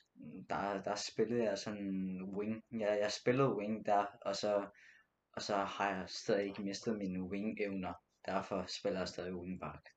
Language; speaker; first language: Danish; early bilingual, other home language; Nepali